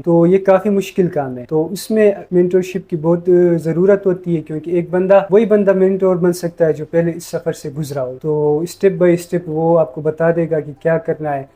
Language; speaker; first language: Urdu; non-native, local second language; Khowar